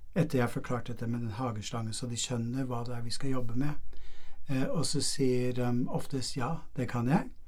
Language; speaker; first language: Norwegian; non-native, fluent; English